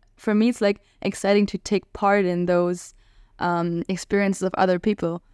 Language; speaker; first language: English; non-native, fluent; Hungarian